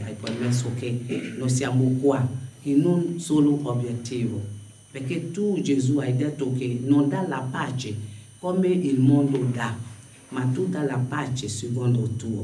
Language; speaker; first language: Italian; non-native, fluent; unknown